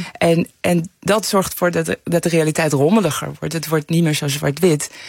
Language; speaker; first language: Dutch; early bilingual, other home language; Persian